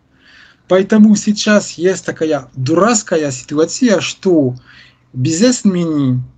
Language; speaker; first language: Russian; non-native, fluent; French